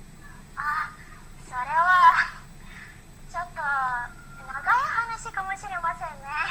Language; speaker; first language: Japanese; non-native, learner; Indonesian